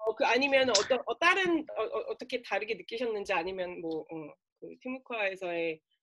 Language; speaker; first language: Korean; native; Korean